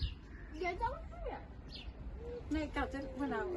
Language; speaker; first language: Welsh; native; Welsh